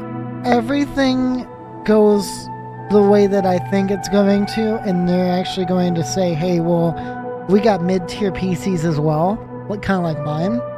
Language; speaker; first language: English; native; English